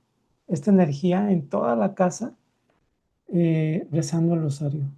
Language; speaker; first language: Spanish; native; Spanish